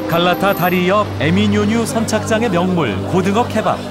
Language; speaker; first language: Korean; native; Korean